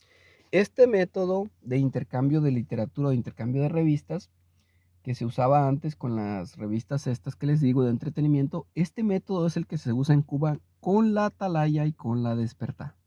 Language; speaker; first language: Spanish; native; Spanish